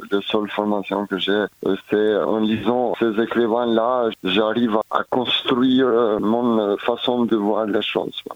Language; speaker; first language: French; non-native, fluent; Albanian